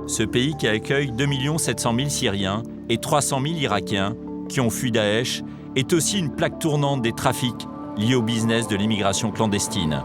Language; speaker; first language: French; native; French